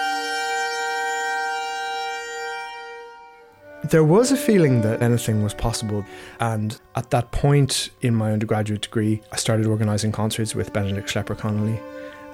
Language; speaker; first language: English; native; English